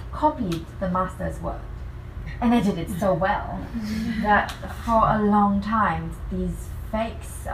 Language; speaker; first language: English; non-native, fluent; Vietnamese